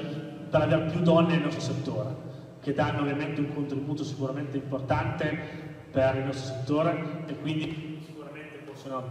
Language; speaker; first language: Italian; native; Italian